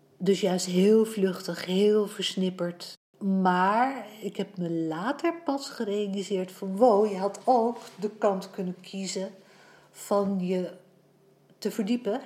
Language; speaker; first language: Dutch; native; Dutch